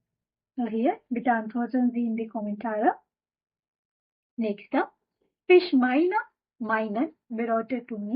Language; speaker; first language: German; non-native, fluent; Hindi